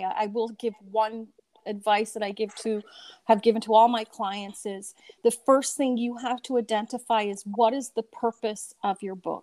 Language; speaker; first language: English; native; English